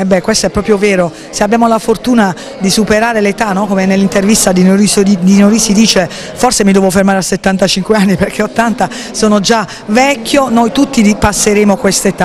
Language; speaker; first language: Italian; native; Italian